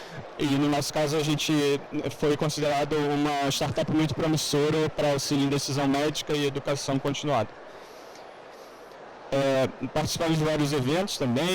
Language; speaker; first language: Portuguese; native; Portuguese